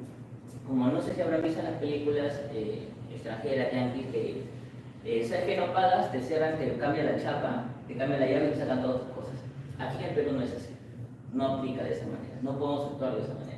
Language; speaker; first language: Spanish; native; Spanish